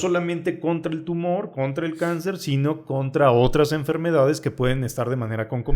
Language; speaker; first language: Spanish; native; Spanish